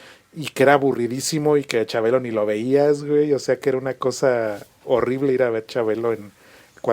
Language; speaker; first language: Spanish; native; Spanish